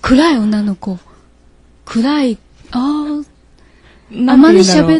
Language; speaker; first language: Japanese; non-native, learner; Chinese